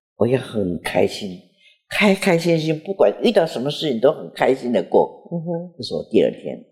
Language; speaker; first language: Chinese; native; Chinese